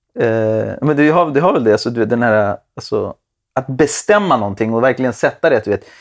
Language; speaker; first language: Swedish; early bilingual, other home language; Spanish